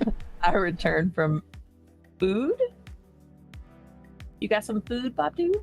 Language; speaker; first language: English; native; English